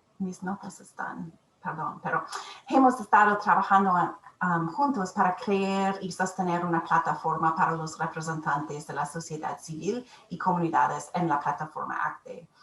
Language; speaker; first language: Spanish; non-native, learner; English